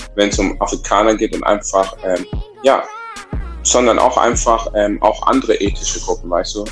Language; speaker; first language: German; native; German